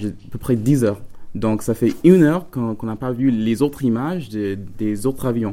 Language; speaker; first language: French; non-native, fluent; English